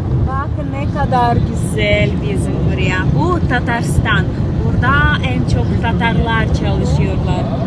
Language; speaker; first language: Turkish; non-native, learner; Russian